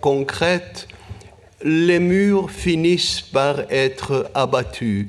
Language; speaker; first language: French; non-native, fluent; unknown